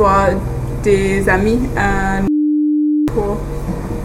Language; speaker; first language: French; non-native, learner; English